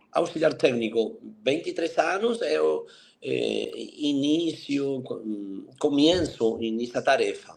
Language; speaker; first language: Portuguese; non-native, fluent; Spanish